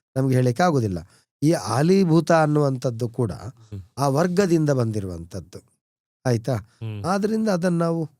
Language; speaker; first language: Kannada; non-native, local second language; Tulu